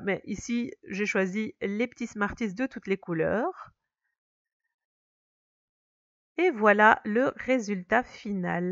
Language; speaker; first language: French; native; French